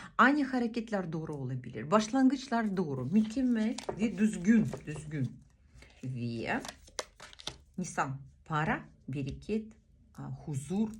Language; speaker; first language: Turkish; non-native, fluent; Russian